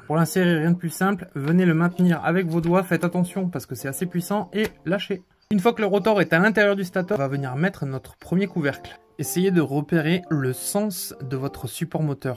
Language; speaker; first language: French; native; French